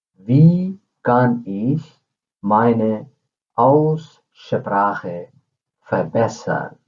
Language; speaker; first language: German; non-native, fluent; Urdu